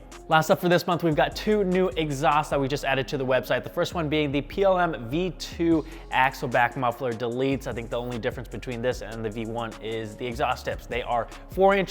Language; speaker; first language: English; native; English